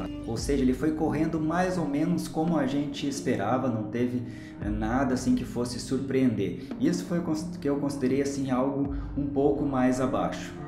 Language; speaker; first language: Portuguese; native; Portuguese